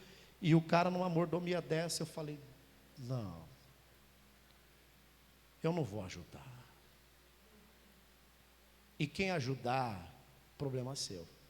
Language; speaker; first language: Portuguese; native; Portuguese